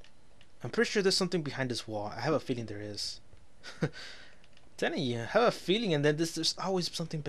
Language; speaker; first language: English; native; English